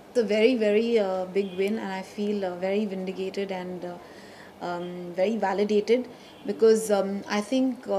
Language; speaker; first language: English; non-native, local second language; Hindi